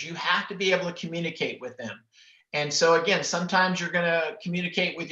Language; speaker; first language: English; native; English